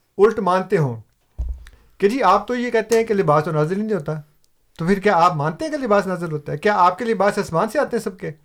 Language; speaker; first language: Urdu; non-native, local second language; Punjabi